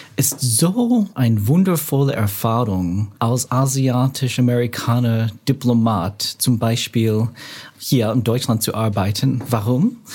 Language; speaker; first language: German; non-native, learner; English